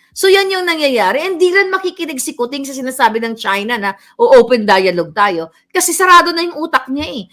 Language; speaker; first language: Filipino; native; Filipino